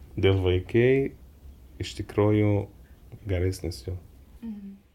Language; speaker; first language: Lithuanian; non-native, learner; Arabic